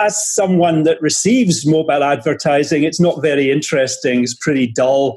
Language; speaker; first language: English; native; English